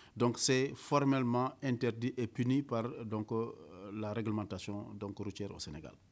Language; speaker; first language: French; non-native, local second language; Wolof